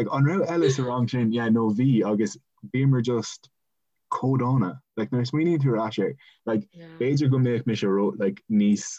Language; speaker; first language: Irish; non-native, local second language; English